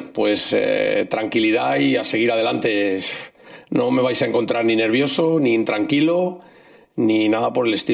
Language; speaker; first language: Spanish; native; Spanish